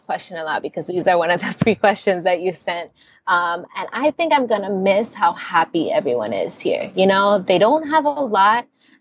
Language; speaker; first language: English; early bilingual, other home language; Spanish